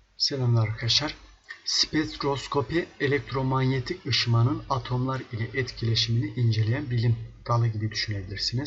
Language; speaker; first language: Turkish; native; Turkish